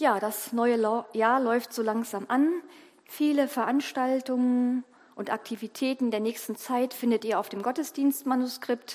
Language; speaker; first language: German; native; German